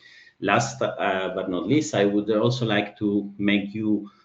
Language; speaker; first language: English; non-native, fluent; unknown